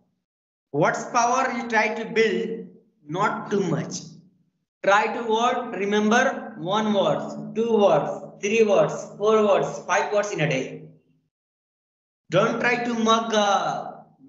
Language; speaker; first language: English; non-native, learner; Hindi